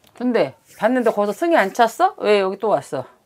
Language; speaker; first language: Korean; native; Korean